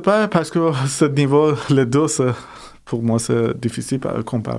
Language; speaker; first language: French; non-native, fluent; Persian